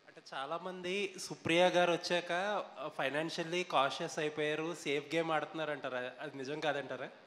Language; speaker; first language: Telugu; native; Telugu